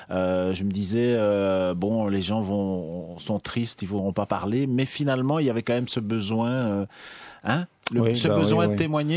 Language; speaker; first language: French; native; French